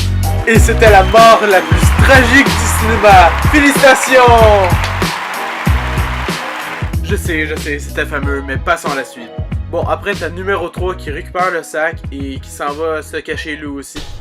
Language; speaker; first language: French; native; French